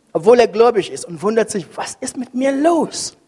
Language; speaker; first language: German; non-native, fluent; French